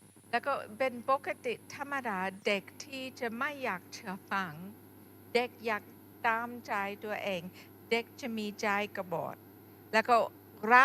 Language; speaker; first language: Thai; non-native, fluent; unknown